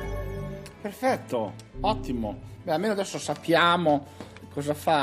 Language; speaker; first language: Italian; native; Italian